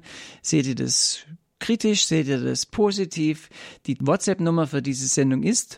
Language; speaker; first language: German; native; German